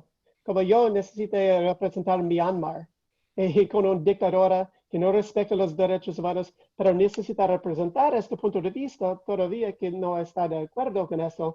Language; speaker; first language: Spanish; non-native, fluent; English